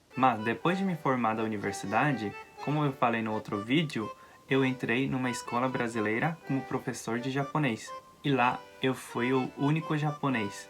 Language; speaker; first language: Portuguese; non-native, fluent; Japanese